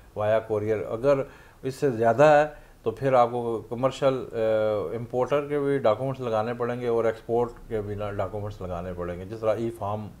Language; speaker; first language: Urdu; non-native, local second language; Punjabi